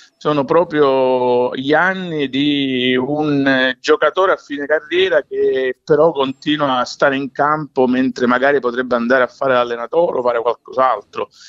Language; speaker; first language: Italian; native; Italian